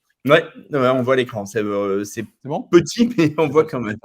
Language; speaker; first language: French; native; French